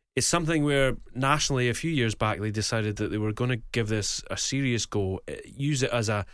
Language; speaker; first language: English; native; English